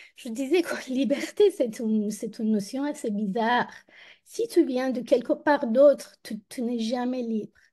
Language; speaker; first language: French; non-native, fluent; Persian